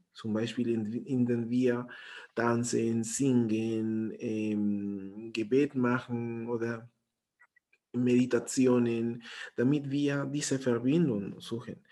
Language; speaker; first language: German; non-native, fluent; Spanish